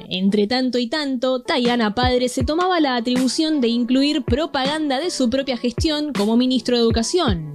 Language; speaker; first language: Spanish; native; Spanish